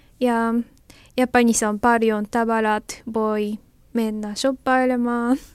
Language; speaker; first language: Finnish; non-native, learner; Japanese